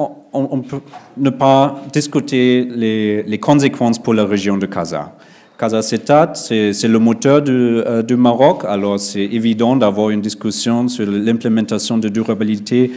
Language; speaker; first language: French; non-native, fluent; German